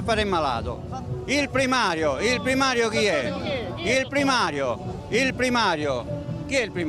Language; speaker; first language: Italian; native; Italian